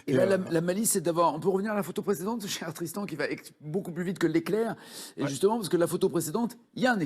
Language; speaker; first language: French; native; French